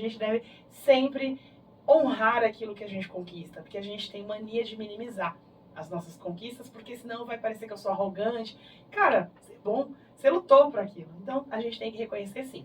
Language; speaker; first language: Portuguese; native; Portuguese